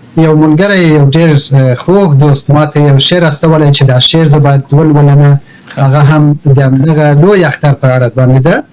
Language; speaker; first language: Pashto; non-native, local second language; Persian